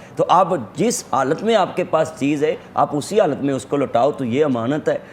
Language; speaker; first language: Urdu; non-native, local second language; Punjabi